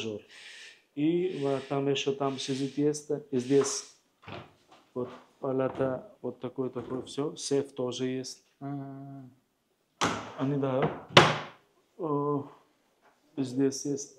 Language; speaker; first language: Russian; non-native, learner; Hindi